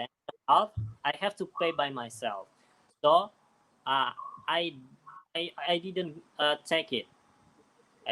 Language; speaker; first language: English; non-native, learner; Indonesian